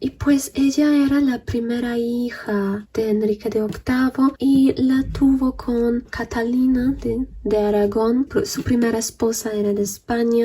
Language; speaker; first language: Spanish; non-native, fluent; Polish